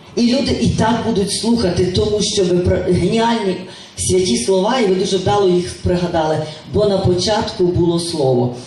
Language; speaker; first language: Ukrainian; native; Ukrainian